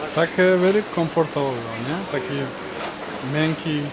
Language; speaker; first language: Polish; non-native, learner; Turkish